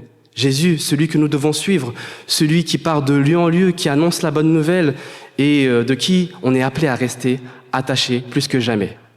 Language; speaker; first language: French; native; French